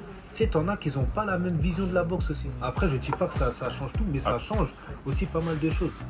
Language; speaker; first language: French; native; French